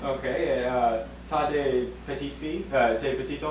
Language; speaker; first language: French; non-native, learner; English